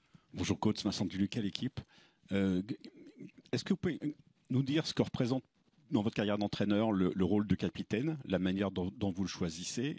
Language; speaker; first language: French; native; French